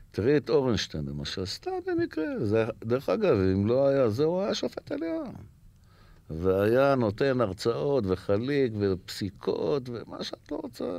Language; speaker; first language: Hebrew; native; Hebrew